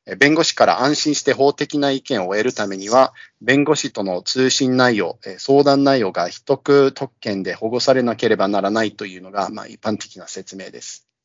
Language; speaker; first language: Japanese; non-native, fluent; English